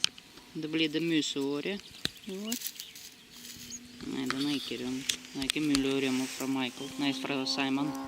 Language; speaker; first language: Norwegian; non-native, fluent; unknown